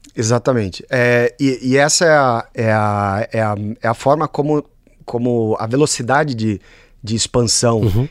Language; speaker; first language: Portuguese; native; Portuguese